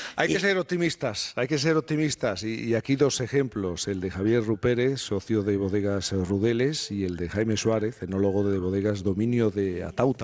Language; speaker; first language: Spanish; native; Spanish